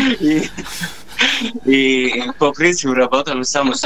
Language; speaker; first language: Bulgarian; non-native, learner; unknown